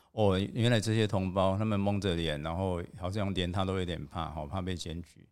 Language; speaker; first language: Chinese; native; Chinese